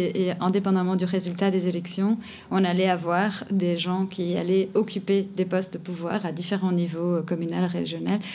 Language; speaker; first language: French; non-native, fluent; Portuguese